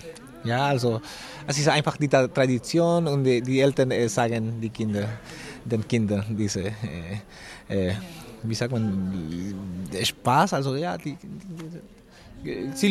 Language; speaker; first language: German; non-native, learner; Spanish